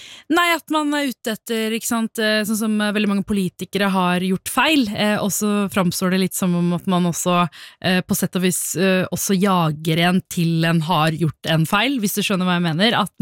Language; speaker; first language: Norwegian; early bilingual, other home language; Tamil